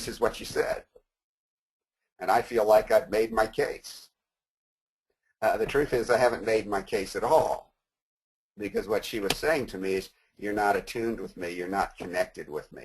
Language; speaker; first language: English; native; English